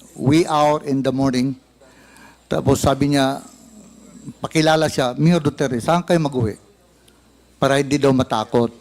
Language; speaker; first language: Filipino; non-native, local second language; Cebuano